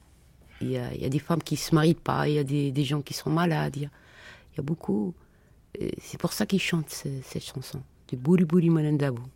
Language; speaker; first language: French; non-native, learner; Arabic